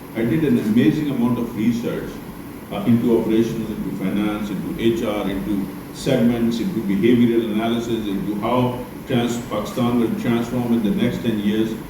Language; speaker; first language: English; non-native, local second language; Urdu